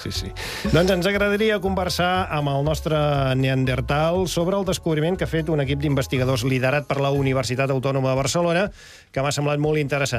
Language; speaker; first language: Catalan; native; Catalan